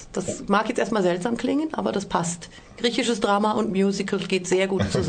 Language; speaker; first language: German; native; German